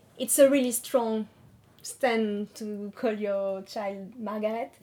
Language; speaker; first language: English; non-native, fluent; French